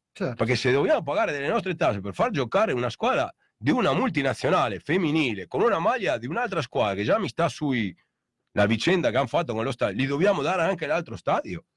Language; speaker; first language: Italian; native; Italian